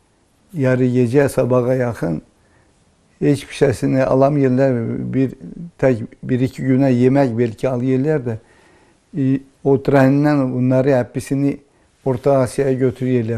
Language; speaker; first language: Turkish; early bilingual, heritage; Turkish